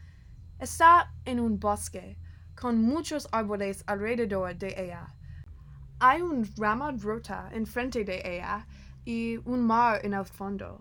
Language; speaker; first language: Spanish; non-native, learner; English